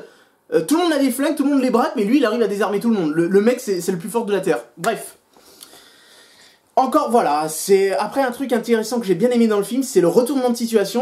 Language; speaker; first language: French; native; French